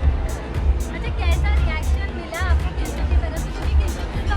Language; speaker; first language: Hindi; native; Hindi